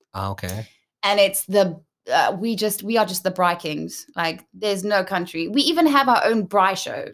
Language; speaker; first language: English; native; English